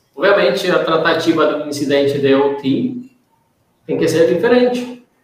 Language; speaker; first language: Portuguese; non-native, fluent; Spanish